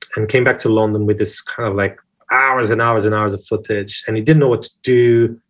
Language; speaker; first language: English; non-native, fluent; Portuguese